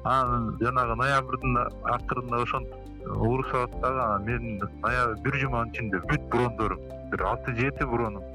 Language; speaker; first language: Kyrgyz; native; Kyrgyz